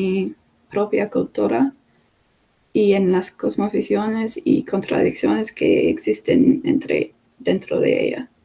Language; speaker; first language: Spanish; non-native, fluent; English